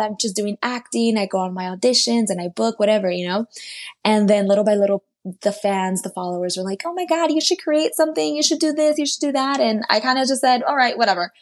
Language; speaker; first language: English; early bilingual, other home language; Spanish